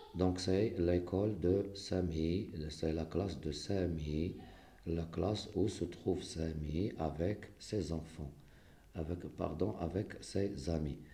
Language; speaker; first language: French; non-native, local second language; Arabic